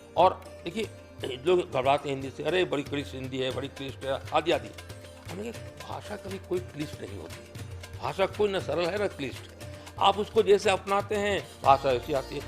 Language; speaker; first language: Hindi; non-native, local second language; Bangla